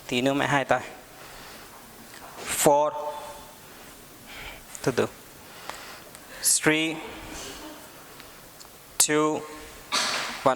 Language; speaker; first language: Vietnamese; non-native, learner; Hindi